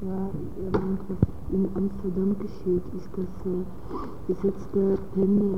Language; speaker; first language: German; non-native, learner; Dutch